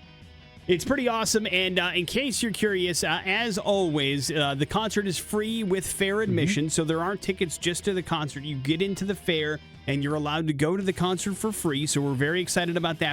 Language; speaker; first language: English; native; English